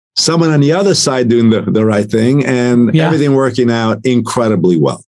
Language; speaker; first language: English; non-native, fluent; Italian